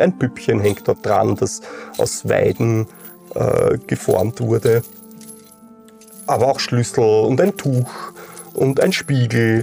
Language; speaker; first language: German; native; German